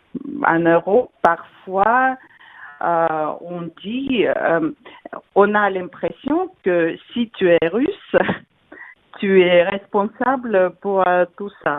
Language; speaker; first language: French; non-native, fluent; Russian